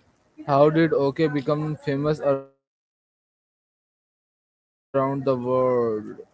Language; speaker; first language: English; non-native, learner; Urdu